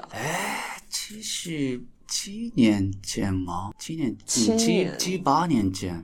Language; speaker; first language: Chinese; non-native, fluent; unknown